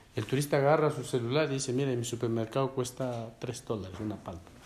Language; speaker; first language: Spanish; non-native, local second language; Quechua